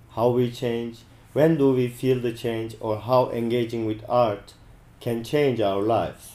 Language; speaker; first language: English; non-native, fluent; Turkish